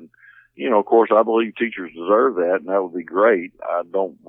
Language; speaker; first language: English; native; English